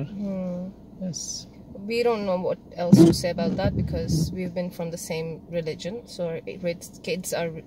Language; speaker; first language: English; non-native, local second language; Urdu